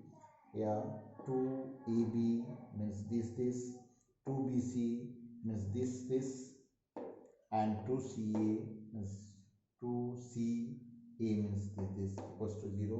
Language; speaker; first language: English; non-native, local second language; Hindi